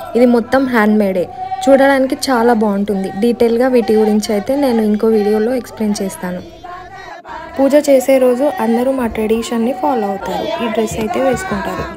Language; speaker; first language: Telugu; non-native, local second language; Lambadi